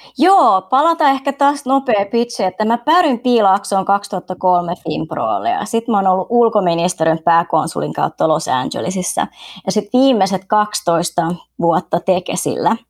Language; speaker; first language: Finnish; early bilingual, other home language; Vietnamese